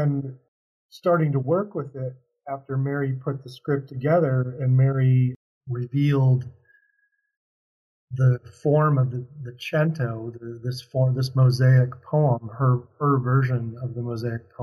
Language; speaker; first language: English; native; English